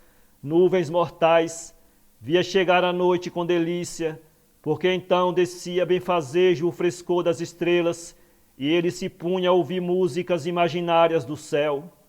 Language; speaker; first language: Portuguese; native; Portuguese